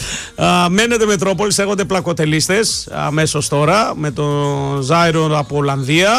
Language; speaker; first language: Greek; native; Greek